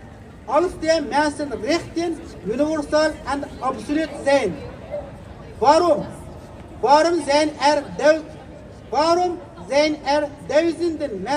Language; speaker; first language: Dutch; non-native, learner; Uyghur